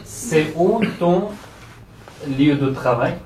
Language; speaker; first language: French; non-native, learner; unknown